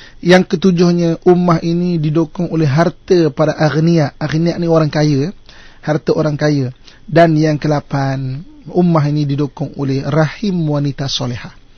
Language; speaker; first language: Malay; native; Malay